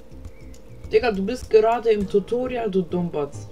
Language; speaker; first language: German; native; German